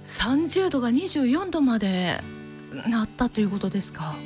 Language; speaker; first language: Japanese; native; Japanese